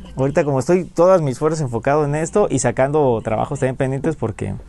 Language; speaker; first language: Spanish; native; Spanish